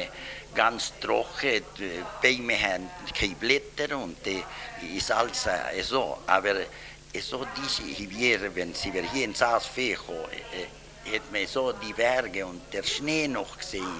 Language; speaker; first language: German; early bilingual, heritage; German